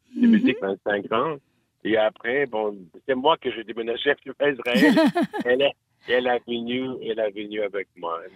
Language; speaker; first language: French; non-native, fluent; English